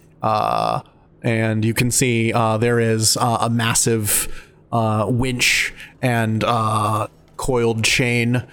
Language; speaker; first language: English; native; English